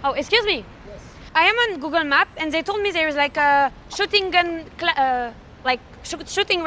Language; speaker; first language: English; non-native, learner; French